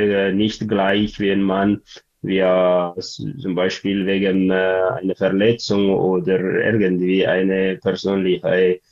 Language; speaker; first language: German; non-native, learner; Tigrinya